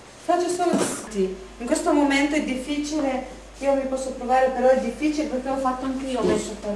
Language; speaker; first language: Italian; non-native, learner; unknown